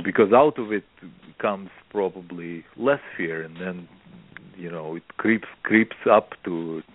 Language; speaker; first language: English; non-native, fluent; Russian